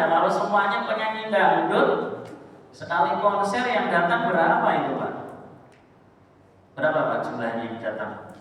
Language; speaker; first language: Indonesian; native; Indonesian